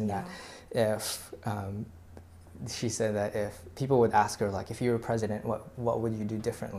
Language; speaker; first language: English; early bilingual, other home language; Filipino